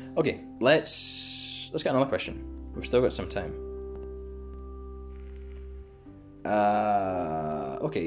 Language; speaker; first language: English; native; English